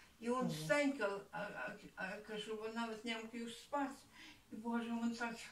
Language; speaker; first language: Polish; early bilingual, heritage; Polish